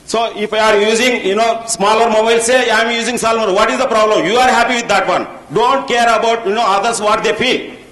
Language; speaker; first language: English; non-native, local second language; Telugu